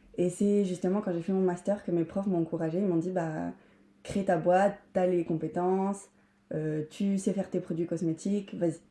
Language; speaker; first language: French; non-native, fluent; Spanish